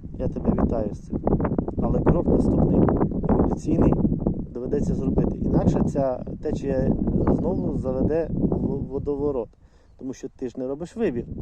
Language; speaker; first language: Ukrainian; non-native, local second language; Russian